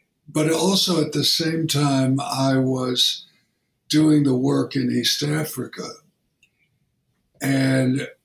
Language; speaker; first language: English; native; English